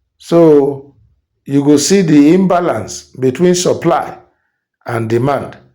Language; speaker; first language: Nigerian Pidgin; native; Nigerian Pidgin